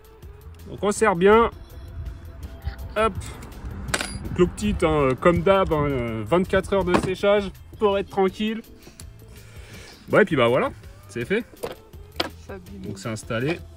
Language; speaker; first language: French; native; French